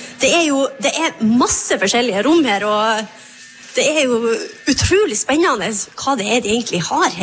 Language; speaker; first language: Norwegian; native; Norwegian